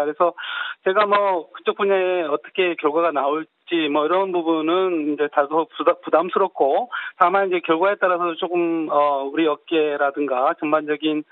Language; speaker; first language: Korean; native; Korean